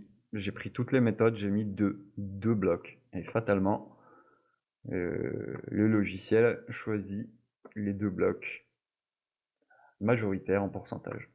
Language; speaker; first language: French; native; French